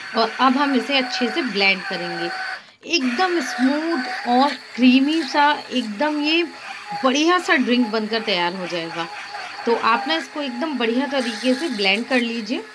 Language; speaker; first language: Hindi; native; Hindi